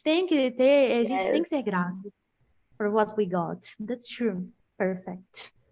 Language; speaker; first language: Portuguese; native; Portuguese